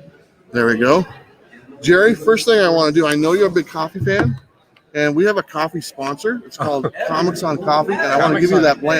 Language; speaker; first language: English; native; English